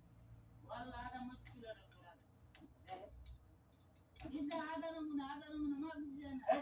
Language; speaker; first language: Arabic; non-native, learner; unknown